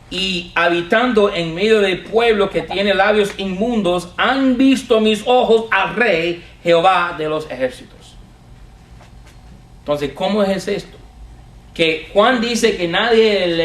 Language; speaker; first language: Spanish; non-native, fluent; English